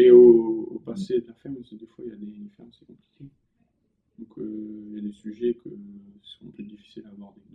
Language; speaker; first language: French; native; French